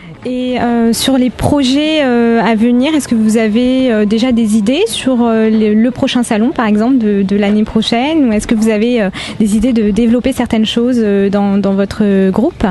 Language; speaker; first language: French; native; French